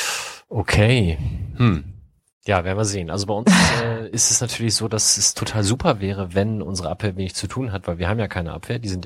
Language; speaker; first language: German; native; German